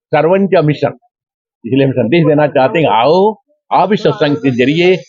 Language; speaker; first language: Hindi; native; Hindi